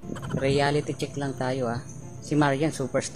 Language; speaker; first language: Filipino; native; Filipino